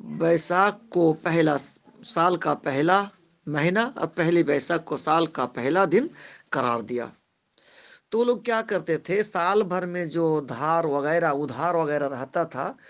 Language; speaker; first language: Urdu; non-native, local second language; Bangla